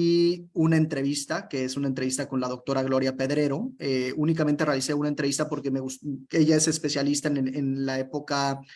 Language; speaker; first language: Spanish; native; Spanish